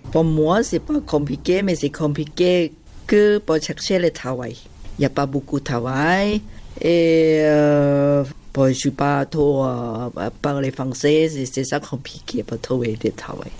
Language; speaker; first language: French; non-native, learner; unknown